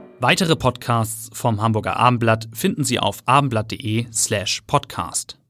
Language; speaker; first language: German; native; German